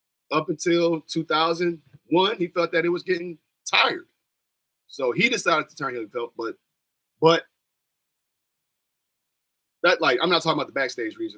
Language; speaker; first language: English; native; English